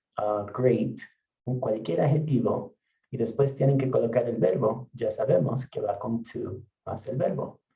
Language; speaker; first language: Spanish; non-native, fluent; English